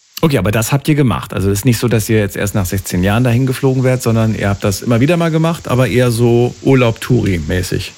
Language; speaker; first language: German; native; German